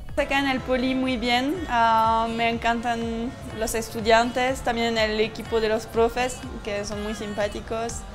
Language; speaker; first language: Spanish; non-native, fluent; French